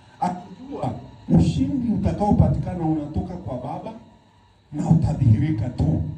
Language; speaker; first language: Swahili; native; Swahili